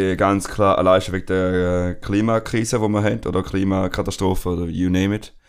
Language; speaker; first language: German; non-native, fluent; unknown